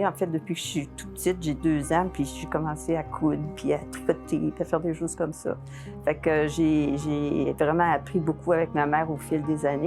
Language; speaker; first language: French; native; French